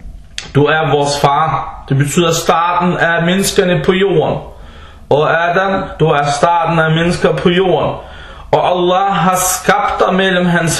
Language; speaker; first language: Danish; non-native, fluent; Arabic